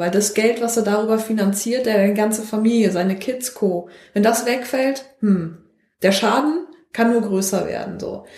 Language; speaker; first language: German; native; German